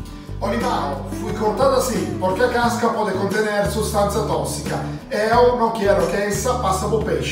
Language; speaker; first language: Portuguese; non-native, learner; Italian